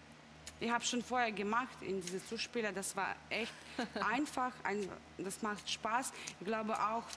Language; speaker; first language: German; non-native, fluent; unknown